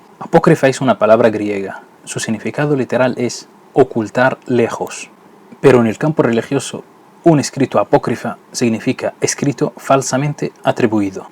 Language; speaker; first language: Spanish; non-native, fluent; Arabic